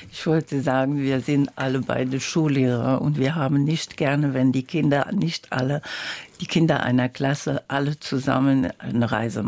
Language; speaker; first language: German; non-native, learner; French